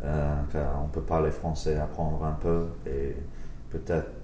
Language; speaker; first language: French; non-native, learner; English